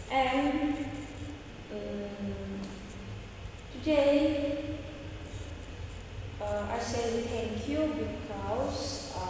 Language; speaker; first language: English; non-native, learner; Indonesian